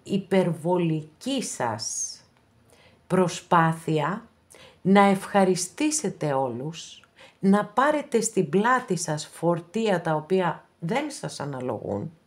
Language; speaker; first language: Greek; native; Greek